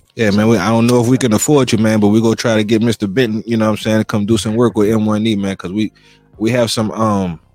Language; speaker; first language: English; native; English